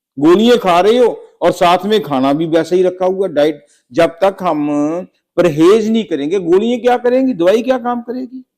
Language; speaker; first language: Hindi; native; Hindi